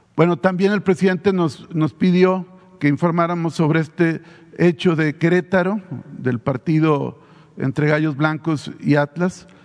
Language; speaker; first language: Spanish; native; Spanish